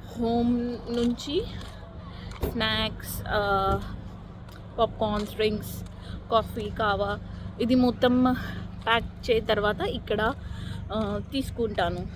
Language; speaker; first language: Telugu; non-native, learner; Marathi